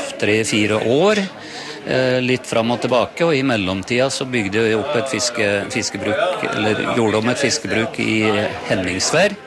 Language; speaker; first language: Norwegian; native; Norwegian